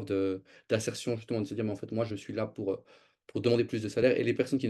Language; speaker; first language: French; native; French